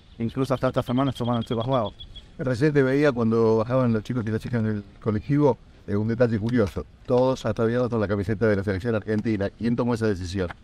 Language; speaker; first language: Spanish; native; Spanish